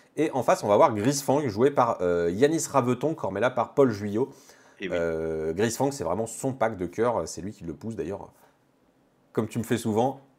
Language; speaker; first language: French; native; French